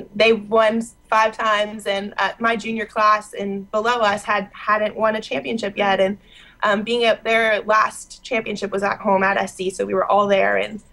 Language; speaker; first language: English; native; English